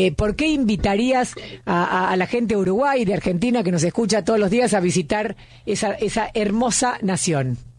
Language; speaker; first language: Spanish; native; Spanish